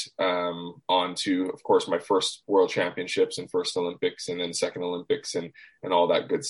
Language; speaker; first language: English; native; English